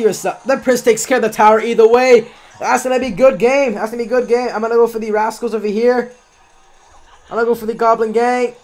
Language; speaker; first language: English; native; English